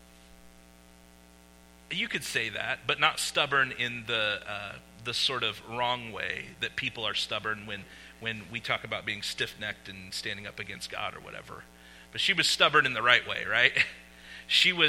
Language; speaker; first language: English; native; English